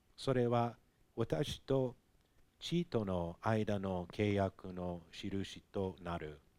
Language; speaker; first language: Japanese; non-native, fluent; English